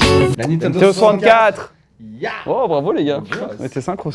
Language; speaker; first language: French; native; French